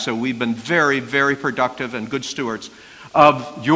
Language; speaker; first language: English; native; English